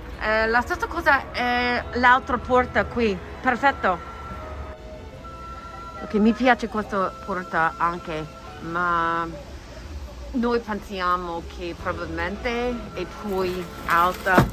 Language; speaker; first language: Italian; non-native, learner; English